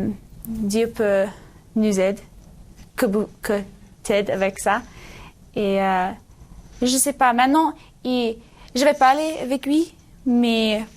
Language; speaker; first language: French; non-native, learner; English